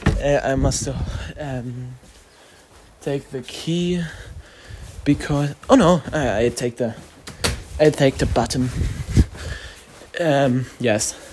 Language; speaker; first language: English; non-native, learner; German